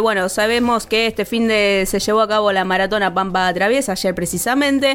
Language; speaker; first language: Spanish; native; Spanish